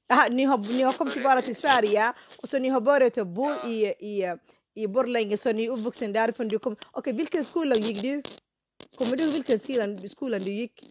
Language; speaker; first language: Swedish; non-native, fluent; Somali